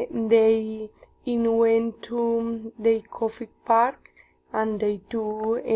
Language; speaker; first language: English; non-native, learner; Spanish